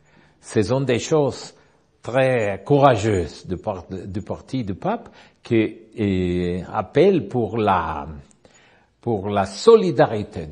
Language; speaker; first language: French; non-native, learner; Spanish